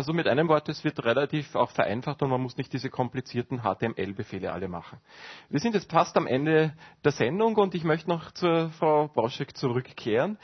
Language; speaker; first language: German; native; German